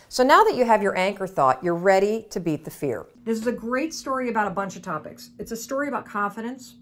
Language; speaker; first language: English; native; English